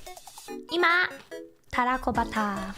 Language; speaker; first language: Japanese; non-native, learner; English